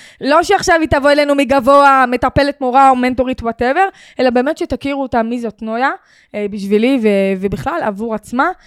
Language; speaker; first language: Hebrew; native; Hebrew